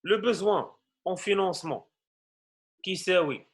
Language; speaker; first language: French; non-native, local second language; Arabic